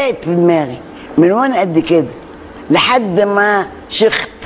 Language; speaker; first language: Arabic; native; Arabic